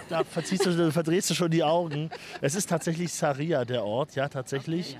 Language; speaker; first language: German; native; German